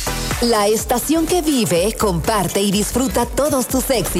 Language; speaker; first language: Spanish; native; Spanish